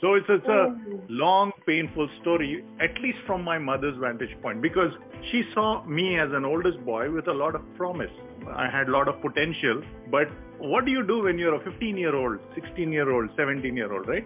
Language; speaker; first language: English; non-native, local second language; Telugu